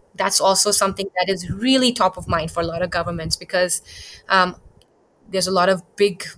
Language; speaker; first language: English; early bilingual, other home language; Thai